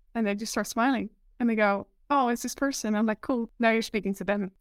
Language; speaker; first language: English; non-native, fluent; Dutch